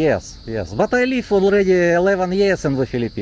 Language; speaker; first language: English; non-native, learner; Russian